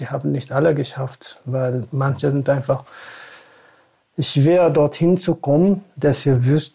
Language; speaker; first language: German; non-native, fluent; Tamasheq